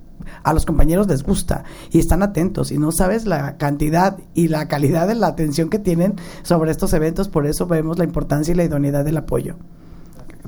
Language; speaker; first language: Spanish; native; Spanish